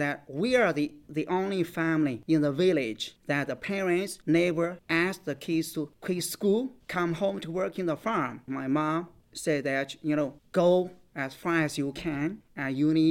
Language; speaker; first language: English; non-native, fluent; Chinese